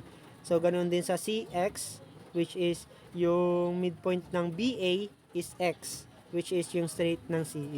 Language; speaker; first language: Filipino; native; Filipino